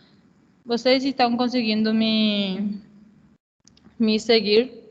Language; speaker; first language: Portuguese; non-native, fluent; Spanish